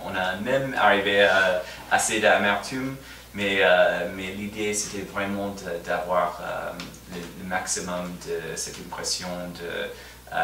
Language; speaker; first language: French; non-native, fluent; English